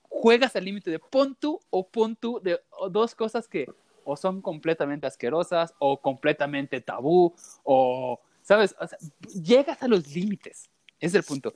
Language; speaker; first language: Spanish; native; Spanish